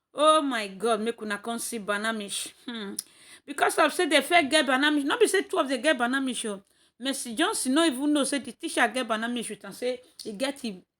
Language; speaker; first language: Nigerian Pidgin; native; Nigerian Pidgin